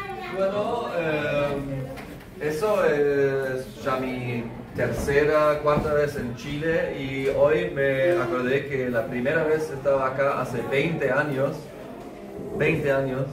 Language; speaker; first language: Spanish; non-native, fluent; German